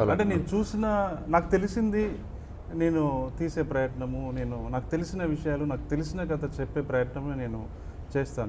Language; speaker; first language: Telugu; native; Telugu